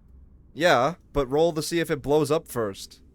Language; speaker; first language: English; native; English